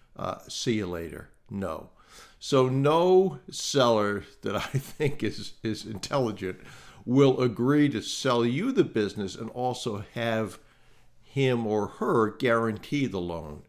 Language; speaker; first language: English; native; English